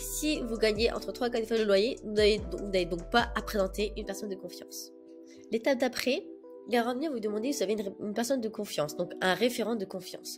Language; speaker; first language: French; native; French